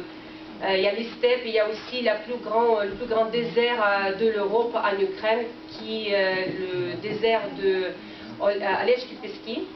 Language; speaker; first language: French; non-native, fluent; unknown